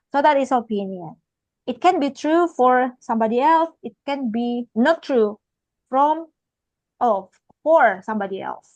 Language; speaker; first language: English; non-native, fluent; Indonesian